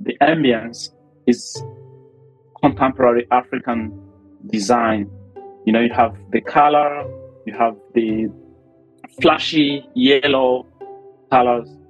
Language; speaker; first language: English; non-native, learner; Rundi